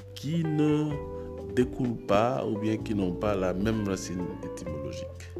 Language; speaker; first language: French; non-native, local second language; Wolof